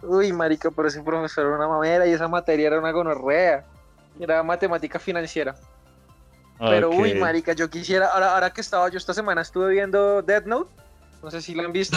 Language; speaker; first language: Spanish; native; Spanish